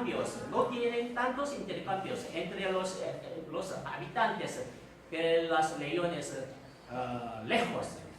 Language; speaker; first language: Spanish; non-native, fluent; Korean